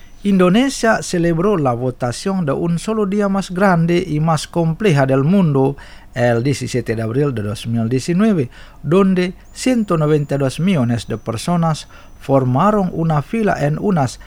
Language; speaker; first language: Spanish; non-native, fluent; Indonesian